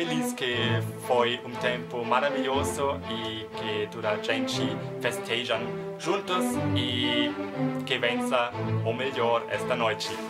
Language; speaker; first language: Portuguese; non-native, learner; German